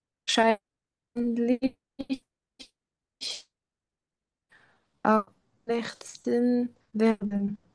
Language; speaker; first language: German; non-native, learner; French